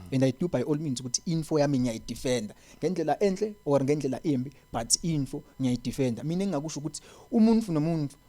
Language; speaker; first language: Zulu; non-native, local second language; Swati